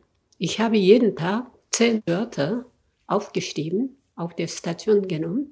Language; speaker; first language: German; non-native, learner; Korean